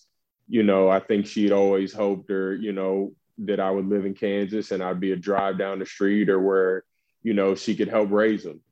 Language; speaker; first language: English; native; English